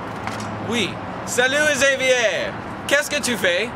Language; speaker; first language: French; non-native, learner; English